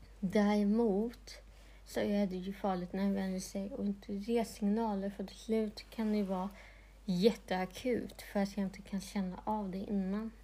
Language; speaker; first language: Swedish; non-native, local second language; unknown